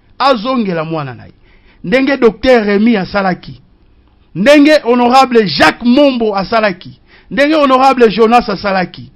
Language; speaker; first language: Lingala; non-native, local second language; Kongo